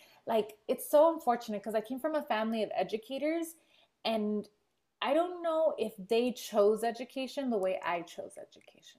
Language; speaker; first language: English; native; English